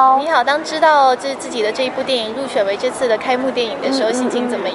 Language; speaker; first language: Chinese; native; Chinese